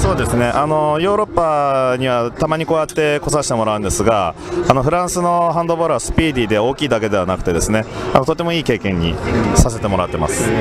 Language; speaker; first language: Japanese; native; Japanese